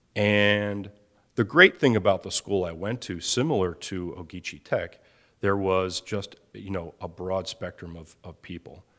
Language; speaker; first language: English; native; English